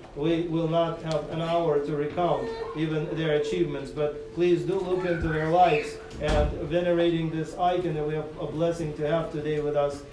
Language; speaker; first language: English; non-native, fluent; Russian